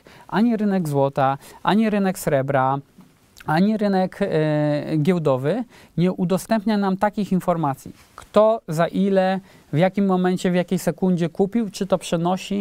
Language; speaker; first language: Polish; native; Polish